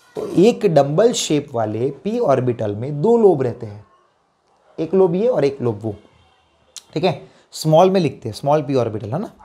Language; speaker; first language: Hindi; non-native, local second language; Gujarati